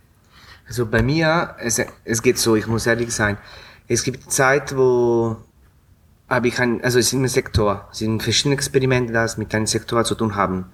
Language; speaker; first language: German; non-native, fluent; Italian